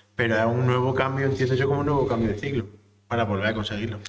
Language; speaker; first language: Spanish; native; Spanish